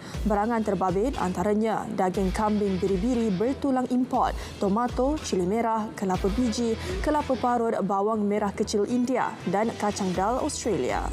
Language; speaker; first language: Malay; native; Malay